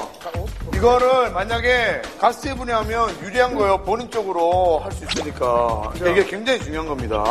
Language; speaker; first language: Korean; native; Korean